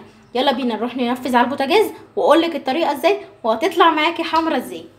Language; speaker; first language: Arabic; native; Arabic